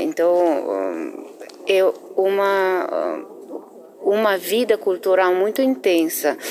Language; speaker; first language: Portuguese; non-native, fluent; Russian